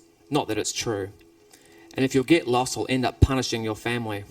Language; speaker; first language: English; native; English